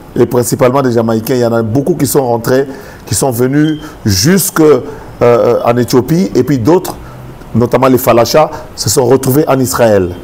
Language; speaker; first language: French; non-native, local second language; Lingala